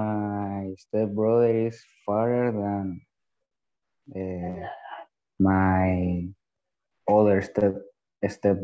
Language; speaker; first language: English; non-native, learner; Spanish